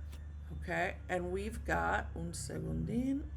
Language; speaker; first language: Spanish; non-native, fluent; English